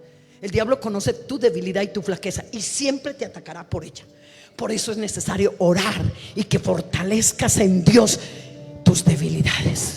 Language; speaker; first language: Spanish; native; Spanish